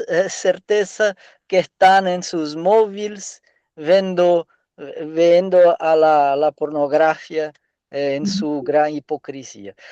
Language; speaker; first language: Spanish; non-native, learner; Portuguese